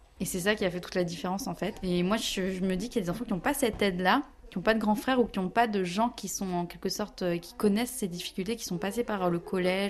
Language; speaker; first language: French; native; French